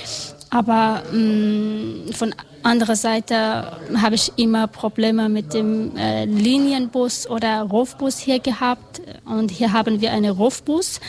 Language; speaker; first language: German; non-native, learner; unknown